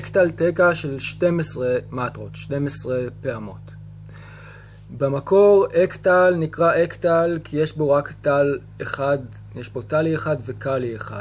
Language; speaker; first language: Hebrew; native; Hebrew